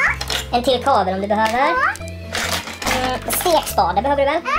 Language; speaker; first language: Swedish; native; Swedish